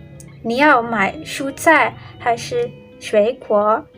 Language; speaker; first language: Chinese; non-native, learner; Indonesian